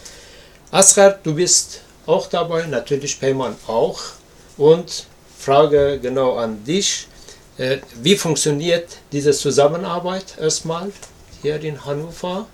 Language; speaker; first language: German; non-native, learner; Persian